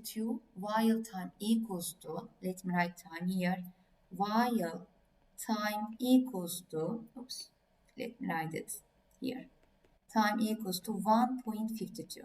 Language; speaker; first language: English; non-native, fluent; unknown